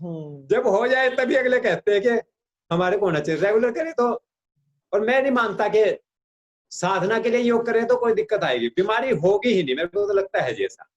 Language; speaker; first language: Hindi; native; Hindi